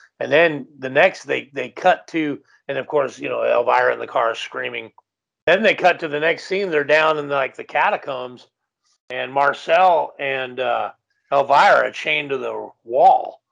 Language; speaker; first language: English; native; English